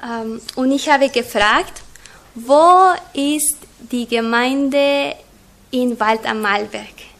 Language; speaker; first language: German; non-native, learner; Spanish